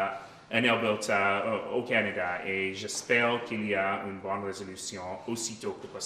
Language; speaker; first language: French; non-native, local second language; English